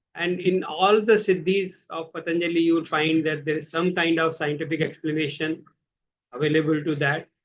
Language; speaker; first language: English; non-native, local second language; Hindi